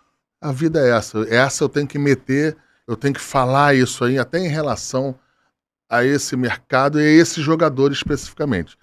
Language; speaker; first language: Portuguese; native; Portuguese